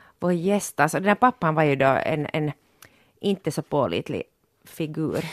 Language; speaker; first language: Swedish; non-native, local second language; Finnish